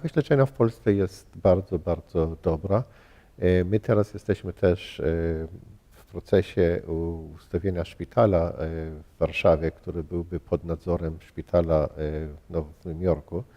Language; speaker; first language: Polish; early bilingual, heritage; Polish